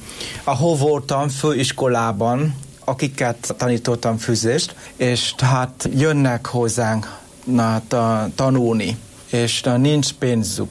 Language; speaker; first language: Hungarian; non-native, learner; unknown